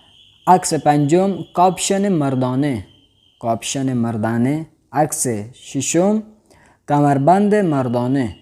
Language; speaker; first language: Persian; non-native, fluent; Urdu